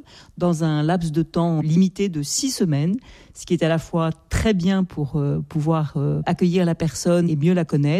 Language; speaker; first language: French; native; French